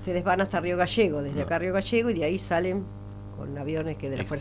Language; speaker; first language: Spanish; native; Spanish